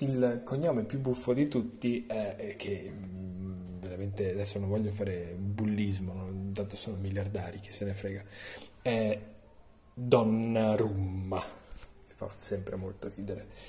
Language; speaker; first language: Italian; native; Italian